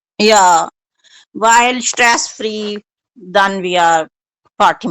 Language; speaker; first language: German; non-native, learner; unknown